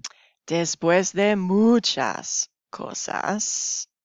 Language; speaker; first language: Spanish; non-native, fluent; English